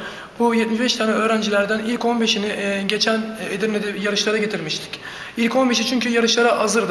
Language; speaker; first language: Turkish; native; Turkish